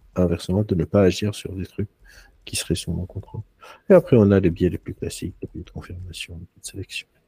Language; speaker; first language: French; non-native, local second language; Arabic